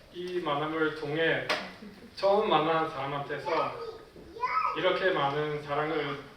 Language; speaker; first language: Korean; non-native, fluent; Swedish